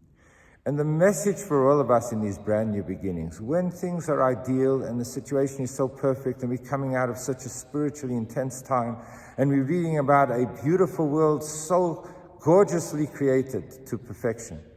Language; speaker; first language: English; native; English